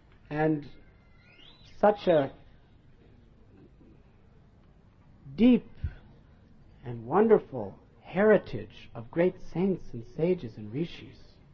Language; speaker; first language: English; native; English